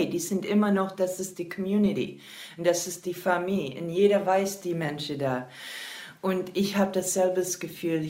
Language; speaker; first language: German; non-native, learner; English